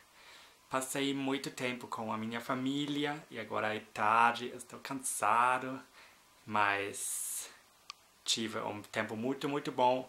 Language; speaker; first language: Portuguese; non-native, fluent; German